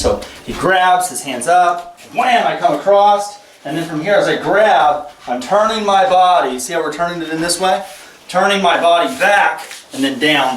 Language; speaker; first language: English; native; English